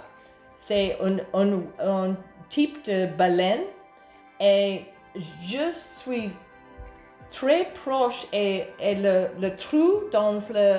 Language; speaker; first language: French; non-native, learner; English